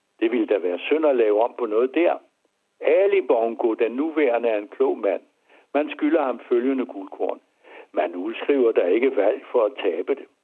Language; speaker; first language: Danish; native; Danish